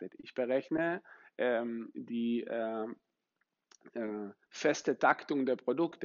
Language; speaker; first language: German; non-native, fluent; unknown